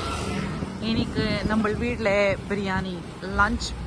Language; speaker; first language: Tamil; non-native, local second language; Urdu